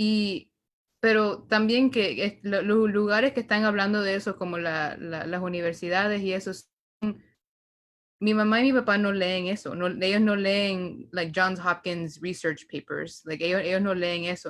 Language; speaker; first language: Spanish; early bilingual, heritage; Spanish